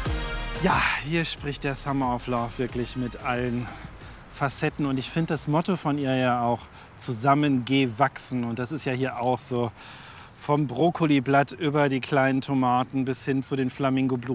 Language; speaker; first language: German; native; German